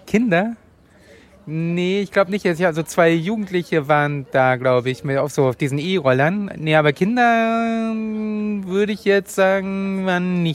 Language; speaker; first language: German; native; German